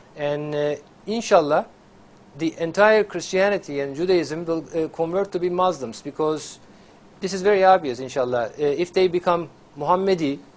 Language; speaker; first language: English; non-native, fluent; Turkish